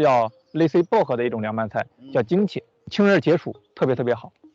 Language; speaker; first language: Chinese; native; Chinese